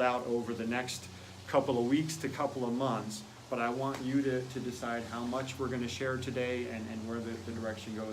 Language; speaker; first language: English; native; English